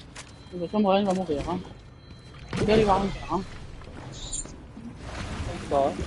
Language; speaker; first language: French; native; French